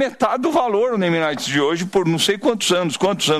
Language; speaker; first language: Portuguese; native; Portuguese